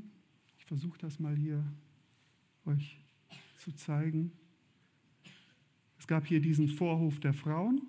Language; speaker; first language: German; native; German